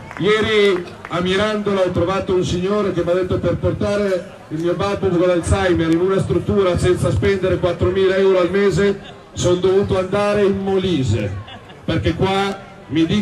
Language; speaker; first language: Italian; native; Italian